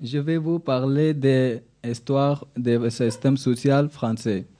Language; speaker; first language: French; non-native, learner; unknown